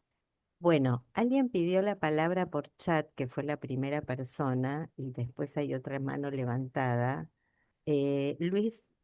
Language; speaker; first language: Spanish; native; Spanish